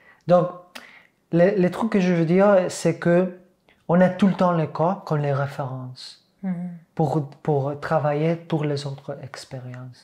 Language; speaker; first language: French; non-native, fluent; Catalan